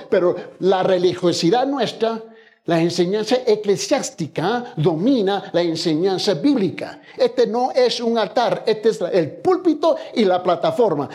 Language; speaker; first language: Spanish; early bilingual, heritage; Spanish